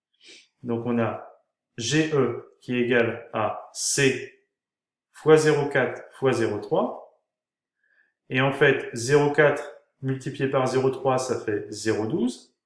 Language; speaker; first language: French; native; French